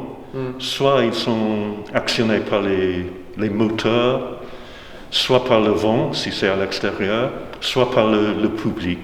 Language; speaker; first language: French; non-native, fluent; English